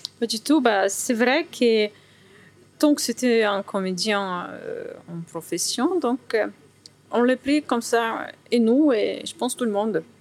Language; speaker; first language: French; non-native, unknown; Ukrainian